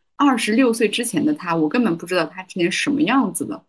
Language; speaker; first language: Chinese; non-native, local second language; Kazakh